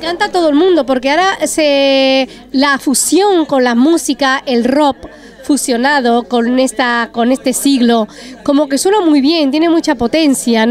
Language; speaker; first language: Spanish; native; Spanish